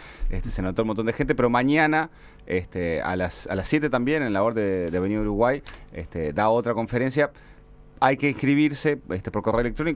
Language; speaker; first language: Spanish; native; Spanish